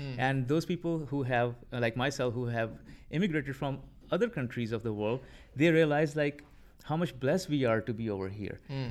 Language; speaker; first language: English; non-native, local second language; Punjabi